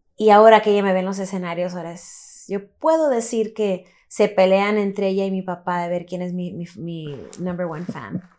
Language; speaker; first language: Spanish; early bilingual, heritage; Spanish